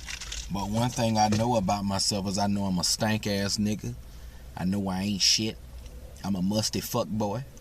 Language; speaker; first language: English; native; English